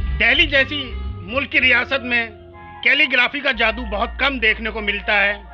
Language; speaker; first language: Hindi; native; Hindi